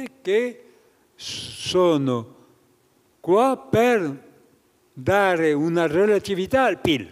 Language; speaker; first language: Italian; non-native, fluent; French